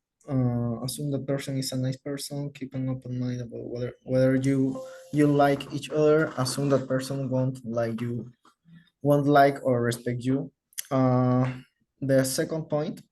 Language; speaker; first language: English; non-native, learner; Spanish